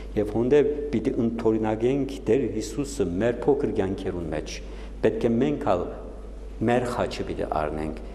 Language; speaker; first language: Armenian; native; Armenian